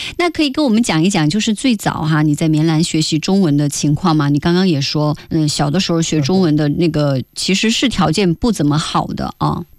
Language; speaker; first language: Chinese; native; Chinese